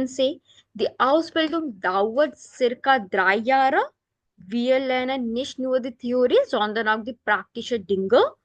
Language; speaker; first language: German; non-native, learner; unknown